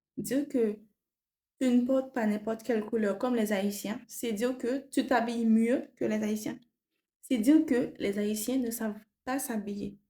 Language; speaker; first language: French; non-native, local second language; Haitian Creole